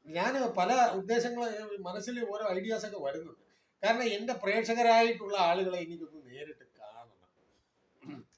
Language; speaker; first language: Malayalam; non-native, local second language; Tamil